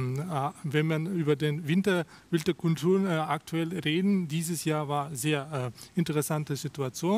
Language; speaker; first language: German; non-native, fluent; Russian